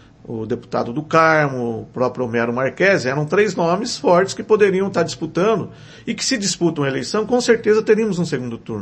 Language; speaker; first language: Portuguese; native; Portuguese